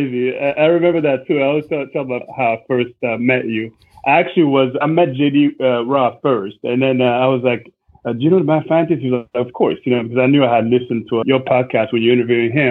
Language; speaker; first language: English; non-native, local second language; Kinyarwanda